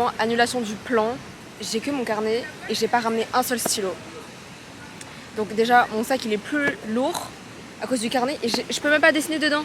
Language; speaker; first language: French; native; French